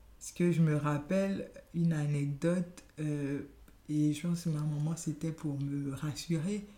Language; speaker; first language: French; non-native, local second language; Yoruba